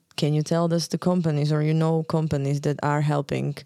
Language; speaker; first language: English; non-native, fluent; Slovak